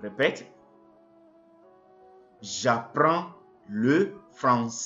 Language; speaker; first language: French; non-native, fluent; English